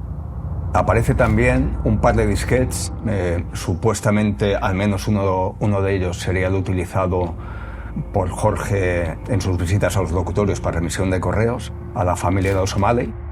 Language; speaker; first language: Spanish; native; Spanish